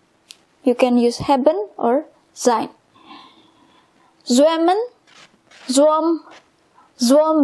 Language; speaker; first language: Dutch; non-native, fluent; Indonesian